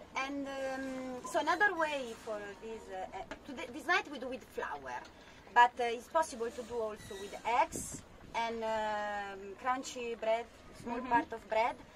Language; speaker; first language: English; non-native, fluent; Italian